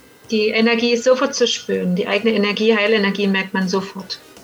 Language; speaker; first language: German; native; German